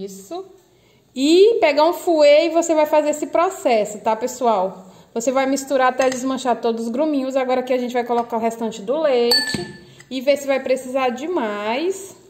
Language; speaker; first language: Portuguese; native; Portuguese